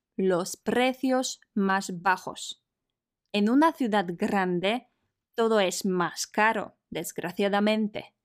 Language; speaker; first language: Spanish; non-native, fluent; Polish